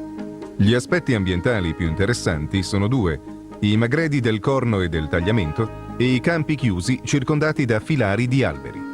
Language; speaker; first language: Italian; native; Italian